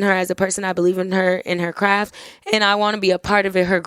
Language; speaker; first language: English; native; English